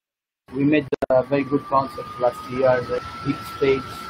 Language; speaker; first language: English; non-native, learner; Italian